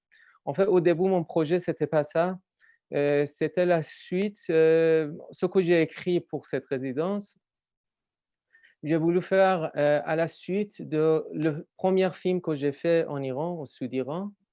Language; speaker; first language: French; non-native, learner; Persian